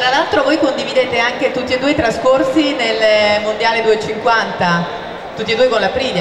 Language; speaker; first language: Italian; native; Italian